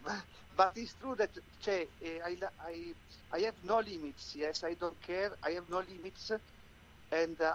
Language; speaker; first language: English; non-native, learner; Italian